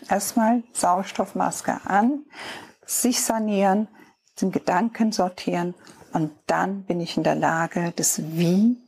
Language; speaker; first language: German; non-native, fluent; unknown